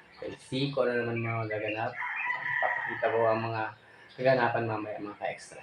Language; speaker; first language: Filipino; non-native, local second language; Bikol